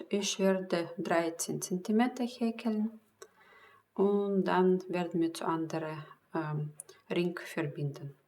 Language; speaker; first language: German; non-native, fluent; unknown